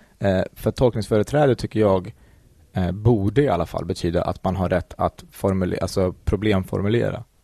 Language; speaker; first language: Swedish; early bilingual, other home language; Kurdish